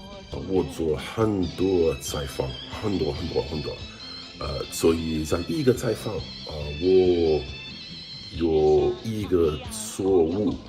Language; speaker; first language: Chinese; non-native, learner; English